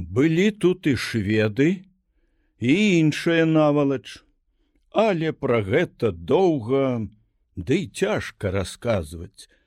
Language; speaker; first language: Belarusian; native; Belarusian